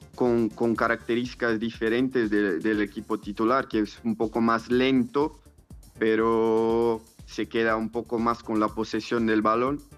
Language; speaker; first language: Spanish; non-native, fluent; Portuguese